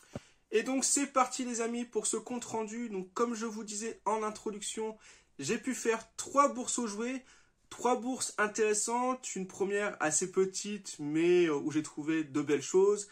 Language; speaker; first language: French; native; French